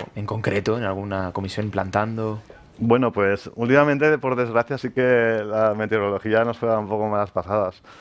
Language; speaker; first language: Spanish; native; Spanish